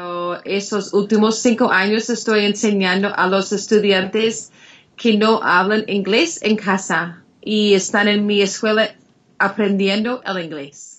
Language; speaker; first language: Spanish; non-native, fluent; English